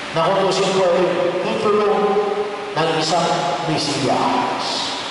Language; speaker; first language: Filipino; native; Filipino